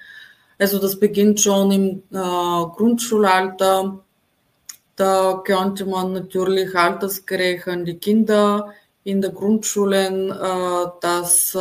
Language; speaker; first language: German; non-native, fluent; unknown